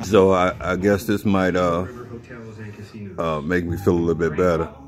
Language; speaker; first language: English; native; English